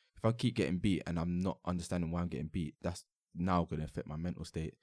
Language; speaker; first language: English; native; English